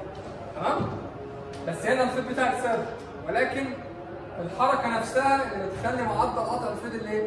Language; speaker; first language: Arabic; native; Arabic